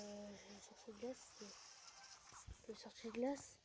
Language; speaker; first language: French; native; French